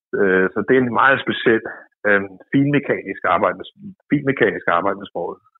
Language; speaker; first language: Danish; native; Danish